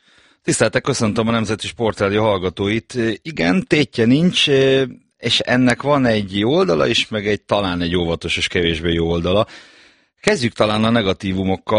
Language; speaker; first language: Hungarian; native; Hungarian